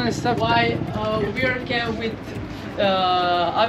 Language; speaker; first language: English; non-native, learner; Serbian